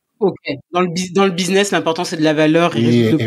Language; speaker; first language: French; native; French